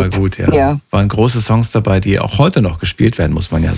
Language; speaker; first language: German; native; German